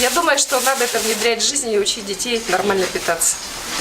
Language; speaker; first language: Russian; native; Russian